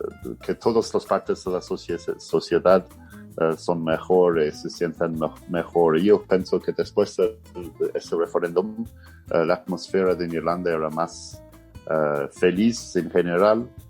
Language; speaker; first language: Spanish; non-native, fluent; English